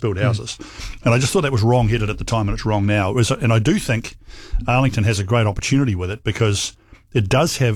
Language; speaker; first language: English; native; English